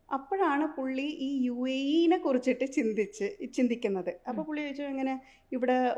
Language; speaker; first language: Malayalam; early bilingual, heritage; Malayalam